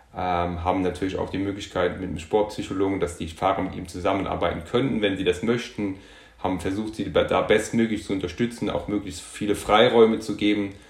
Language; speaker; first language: German; non-native, local second language; Luxembourgish